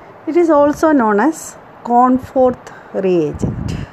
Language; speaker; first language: English; non-native, local second language; Malayalam